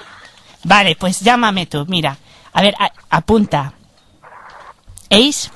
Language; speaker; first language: Spanish; native; Spanish